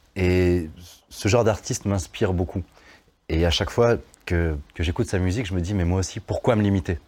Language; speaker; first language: French; native; French